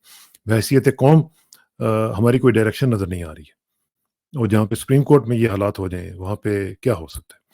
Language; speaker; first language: Urdu; native; Urdu